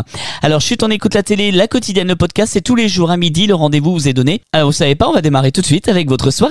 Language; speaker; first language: French; native; French